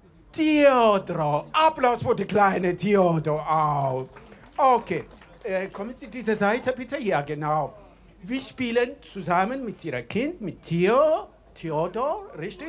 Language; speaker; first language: German; non-native, fluent; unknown